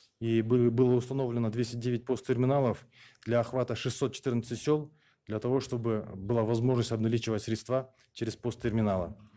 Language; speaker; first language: Russian; non-native, local second language; Kyrgyz